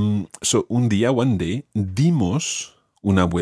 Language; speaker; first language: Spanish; non-native, fluent; English